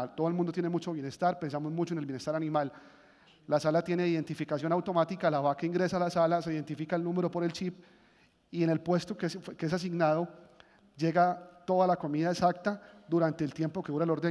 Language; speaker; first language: Spanish; native; Spanish